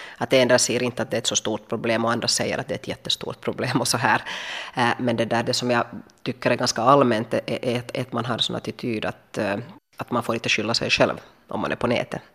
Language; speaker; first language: Swedish; native; Swedish